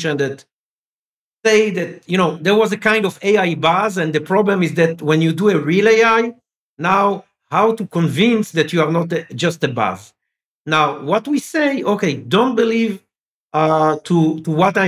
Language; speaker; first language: English; non-native, fluent; French